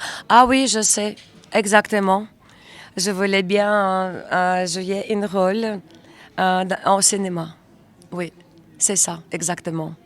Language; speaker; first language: French; non-native, learner; Russian